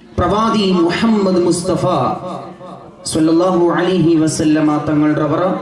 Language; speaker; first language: Kannada; non-native, local second language; Malayalam